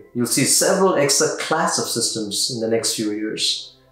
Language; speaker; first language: English; non-native, local second language; Tamil